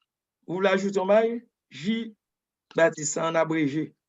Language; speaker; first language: French; non-native, local second language; Haitian Creole